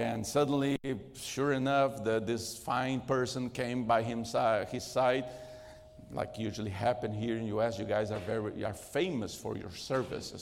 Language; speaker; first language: English; non-native, fluent; Portuguese